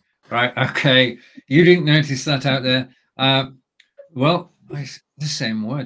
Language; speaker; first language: English; native; English